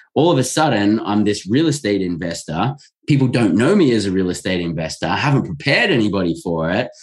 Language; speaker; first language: English; native; English